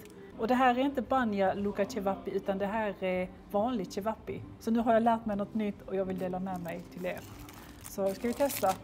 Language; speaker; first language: Swedish; native; Swedish